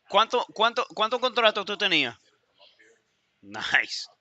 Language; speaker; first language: Spanish; non-native, learner; English